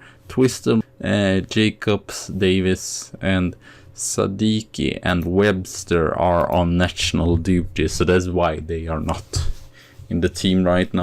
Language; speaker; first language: English; non-native, fluent; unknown